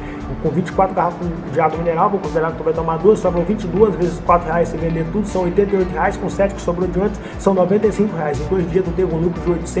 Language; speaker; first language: Portuguese; native; Portuguese